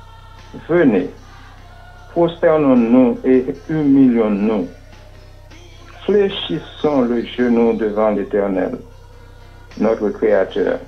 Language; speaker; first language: French; non-native, local second language; Haitian Creole